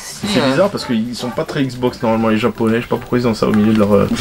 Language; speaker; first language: French; native; French